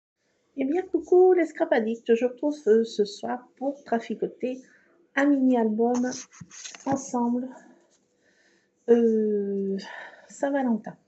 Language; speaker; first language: French; native; French